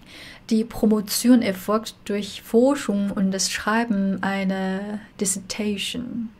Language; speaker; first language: German; non-native, fluent; Chinese